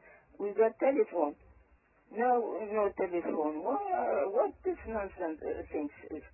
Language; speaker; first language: English; early bilingual, other home language; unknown